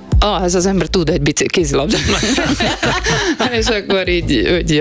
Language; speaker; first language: Hungarian; non-native, learner; Portuguese